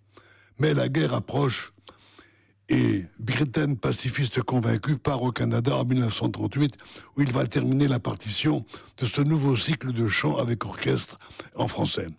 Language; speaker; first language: French; native; French